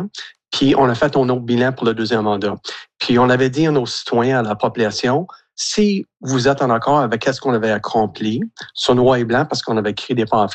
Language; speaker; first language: French; native; French